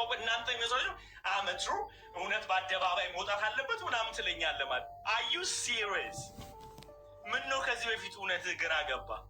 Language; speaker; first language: Amharic; non-native, local second language; Somali